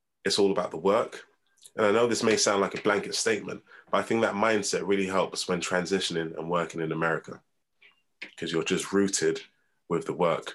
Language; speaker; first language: English; native; English